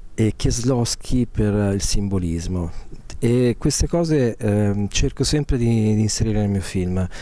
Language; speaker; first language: Italian; native; Italian